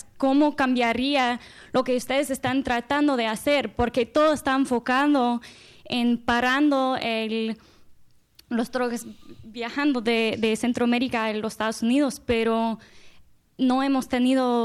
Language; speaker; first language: Spanish; non-native, learner; English